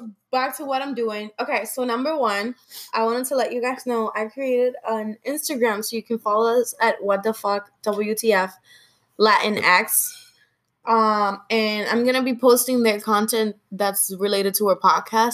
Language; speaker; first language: English; non-native, local second language; Spanish